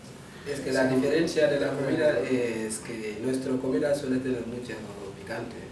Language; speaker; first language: Spanish; non-native, local second language; Wolof